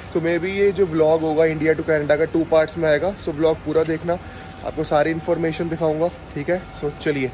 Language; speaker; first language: Hindi; non-native, local second language; Punjabi